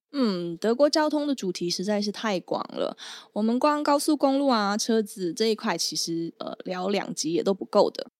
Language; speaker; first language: Chinese; native; Chinese